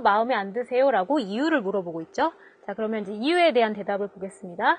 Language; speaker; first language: Korean; native; Korean